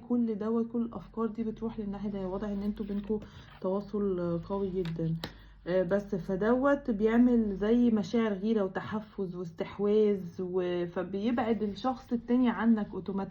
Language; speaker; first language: Arabic; native; Arabic